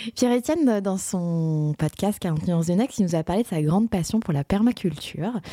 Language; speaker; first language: French; native; French